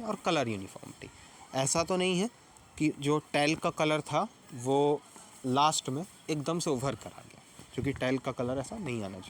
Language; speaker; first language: Hindi; native; Hindi